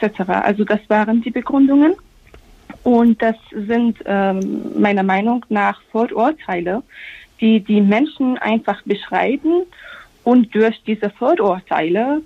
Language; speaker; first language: German; non-native, fluent; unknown